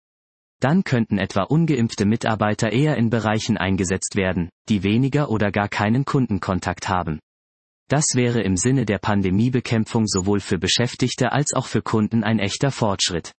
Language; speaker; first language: German; native; German